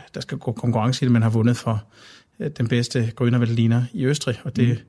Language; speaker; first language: Danish; native; Danish